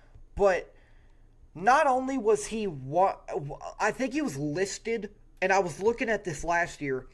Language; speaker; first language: English; native; English